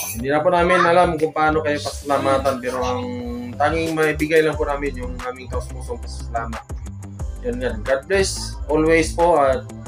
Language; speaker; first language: Filipino; native; Filipino